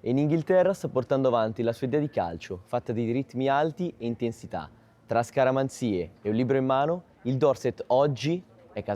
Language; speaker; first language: Italian; native; Italian